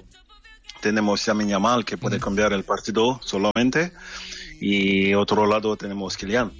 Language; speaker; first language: Spanish; non-native, fluent; French